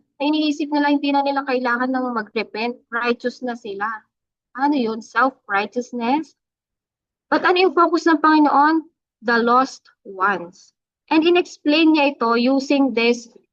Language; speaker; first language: Filipino; non-native, local second language; Iloko